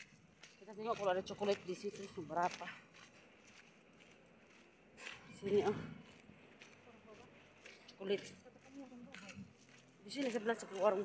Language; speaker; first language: Indonesian; non-native, learner; Filipino